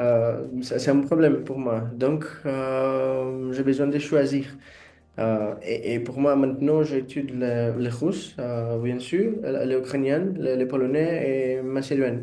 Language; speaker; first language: French; non-native, fluent; Portuguese